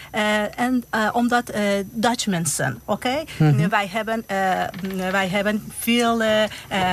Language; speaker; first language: Dutch; non-native, learner; Persian